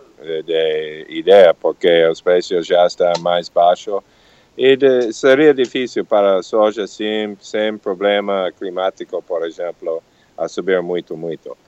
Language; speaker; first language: Portuguese; non-native, learner; English